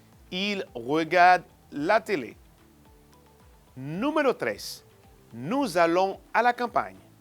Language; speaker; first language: French; non-native, fluent; Spanish